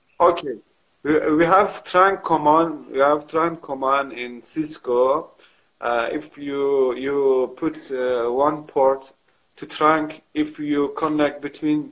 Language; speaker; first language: English; non-native, learner; Kurdish